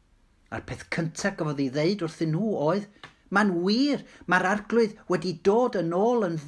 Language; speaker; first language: Welsh; native; Welsh